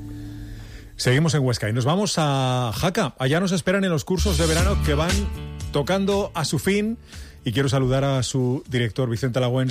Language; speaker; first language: Spanish; native; Spanish